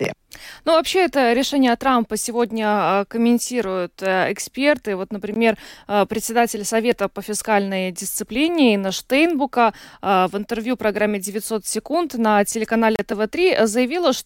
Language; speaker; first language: Russian; native; Russian